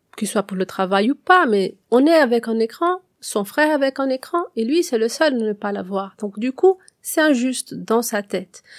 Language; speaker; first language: French; non-native, fluent; Portuguese